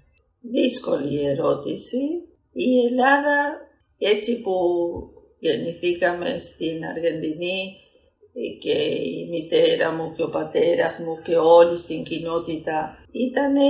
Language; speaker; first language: Greek; early bilingual, heritage; Greek